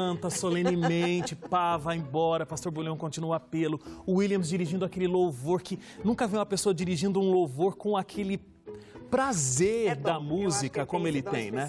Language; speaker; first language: Portuguese; native; Portuguese